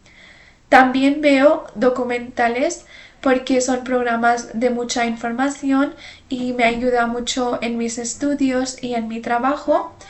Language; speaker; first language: Spanish; non-native, fluent; Urdu